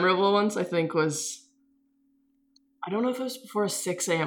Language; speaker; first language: English; non-native, fluent; Swedish